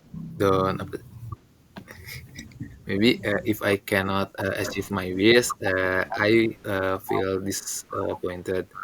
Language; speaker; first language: English; non-native, learner; Indonesian